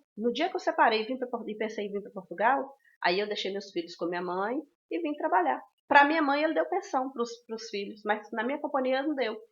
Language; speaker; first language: Portuguese; native; Portuguese